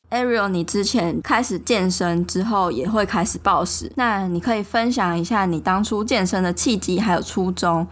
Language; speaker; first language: Chinese; native; Chinese